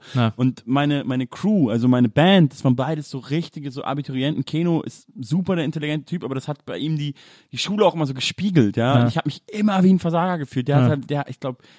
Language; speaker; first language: German; native; German